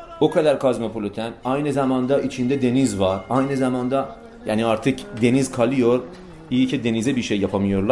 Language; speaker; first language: Turkish; non-native, fluent; Persian